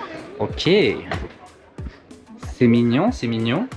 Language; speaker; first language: French; native; French